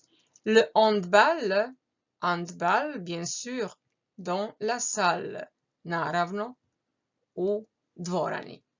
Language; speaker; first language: French; non-native, fluent; Croatian